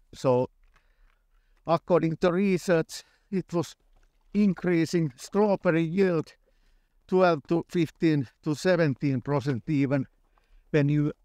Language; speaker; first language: English; non-native, fluent; Finnish